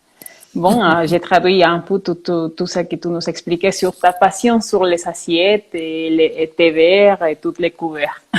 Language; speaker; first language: French; non-native, fluent; Spanish